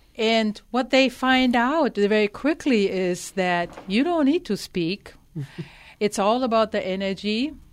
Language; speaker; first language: English; non-native, fluent; German